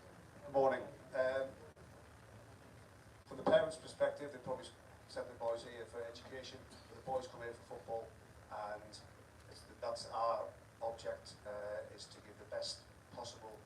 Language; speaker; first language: English; native; English